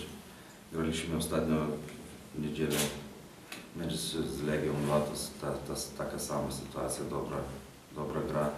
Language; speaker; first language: Polish; non-native, fluent; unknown